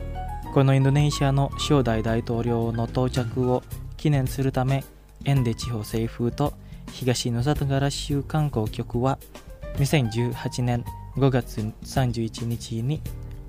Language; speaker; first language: Japanese; non-native, fluent; Indonesian